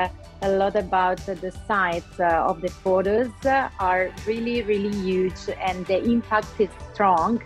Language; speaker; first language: English; non-native, local second language; Italian